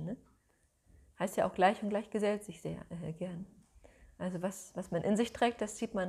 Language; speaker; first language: German; native; German